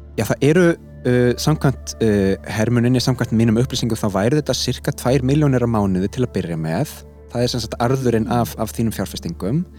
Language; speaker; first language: Icelandic; native; Icelandic